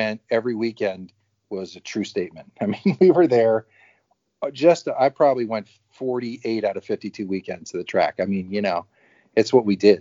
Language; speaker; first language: English; native; English